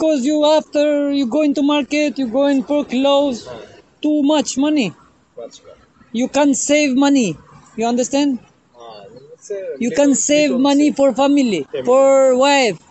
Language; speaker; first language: English; non-native, learner; Albanian